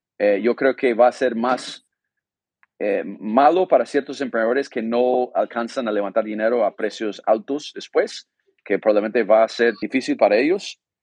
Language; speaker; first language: Spanish; non-native, fluent; English